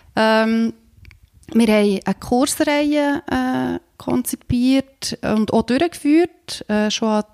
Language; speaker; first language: German; native; German